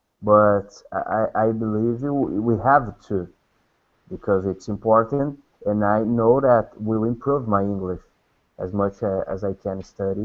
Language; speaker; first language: English; non-native, learner; Portuguese